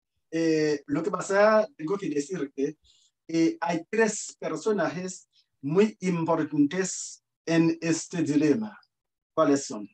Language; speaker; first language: Spanish; non-native, fluent; Haitian Creole